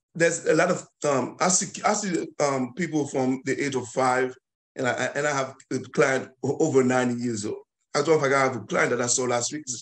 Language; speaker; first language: English; non-native, fluent; Haitian Creole